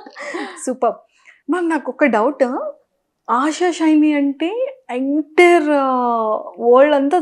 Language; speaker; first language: Telugu; native; Telugu